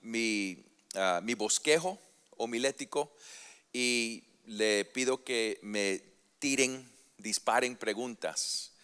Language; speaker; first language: Spanish; early bilingual, heritage; Spanish